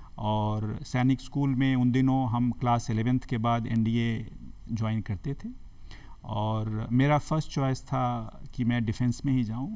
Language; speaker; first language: Hindi; native; Hindi